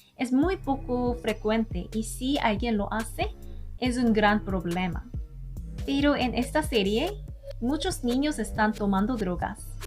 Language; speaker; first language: Spanish; non-native, learner; Korean